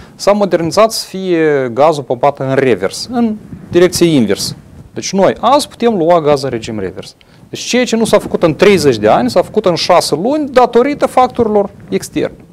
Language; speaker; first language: Romanian; native; Romanian